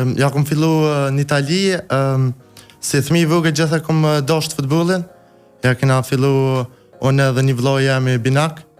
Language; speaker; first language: Albanian; early bilingual, heritage; Albanian